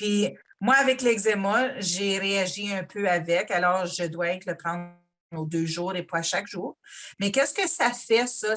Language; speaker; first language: French; native; French